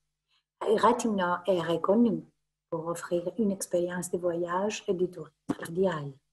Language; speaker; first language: French; non-native, fluent; Greek